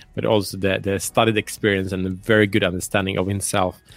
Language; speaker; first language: English; non-native, fluent; French